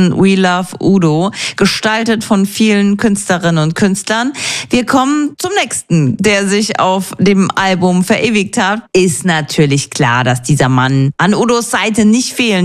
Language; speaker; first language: German; native; German